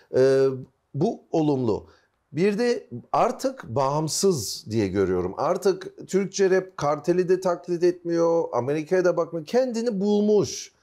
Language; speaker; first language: Turkish; early bilingual, heritage; Turkish